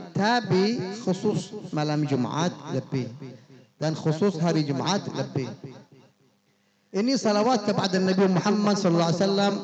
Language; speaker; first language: Indonesian; non-native, fluent; Arabic